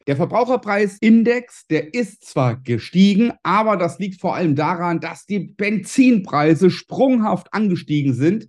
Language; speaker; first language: German; native; German